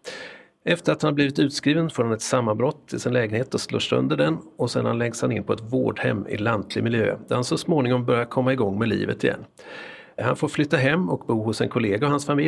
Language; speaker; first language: Swedish; native; Swedish